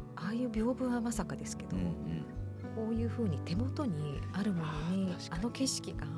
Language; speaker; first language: Japanese; early bilingual, heritage; English